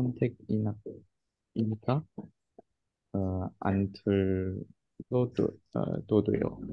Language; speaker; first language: Korean; non-native, learner; Japanese